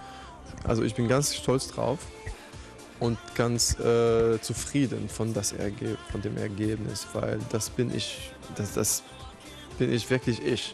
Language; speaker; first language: German; non-native, fluent; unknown